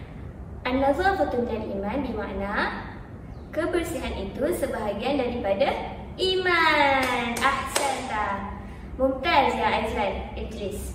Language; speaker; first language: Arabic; non-native, learner; Malay